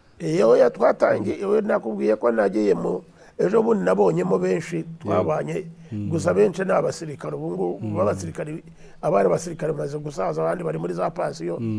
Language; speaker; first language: Kinyarwanda; early bilingual, heritage; Kinyarwanda